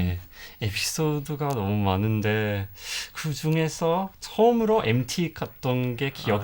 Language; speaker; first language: Korean; non-native, fluent; English